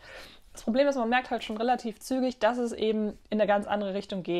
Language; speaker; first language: German; native; German